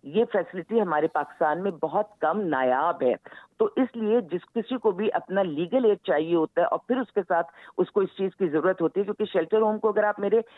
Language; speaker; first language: Urdu; native; Urdu